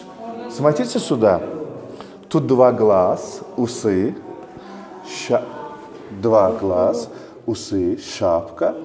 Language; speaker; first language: Russian; non-native, local second language; Azerbaijani